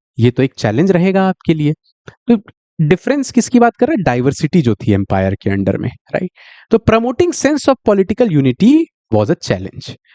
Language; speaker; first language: Hindi; native; Hindi